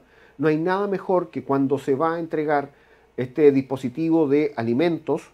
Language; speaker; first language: Spanish; native; Spanish